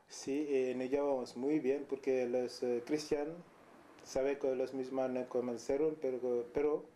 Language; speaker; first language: Spanish; non-native, learner; Wolof